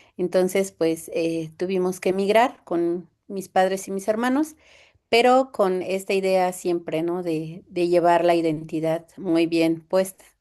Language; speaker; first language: Spanish; non-native, local second language; Zapotec